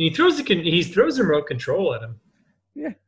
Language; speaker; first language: English; native; English